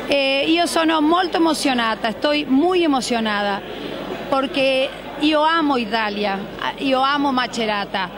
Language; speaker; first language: Italian; non-native, local second language; Spanish